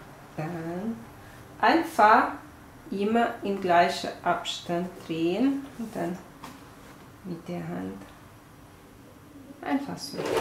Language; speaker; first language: German; non-native, fluent; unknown